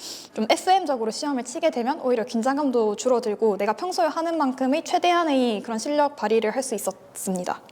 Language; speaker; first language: Korean; native; Korean